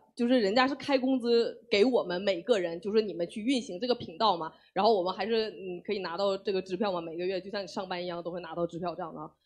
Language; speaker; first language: Chinese; native; Chinese